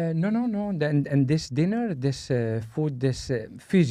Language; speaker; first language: English; non-native, learner; Spanish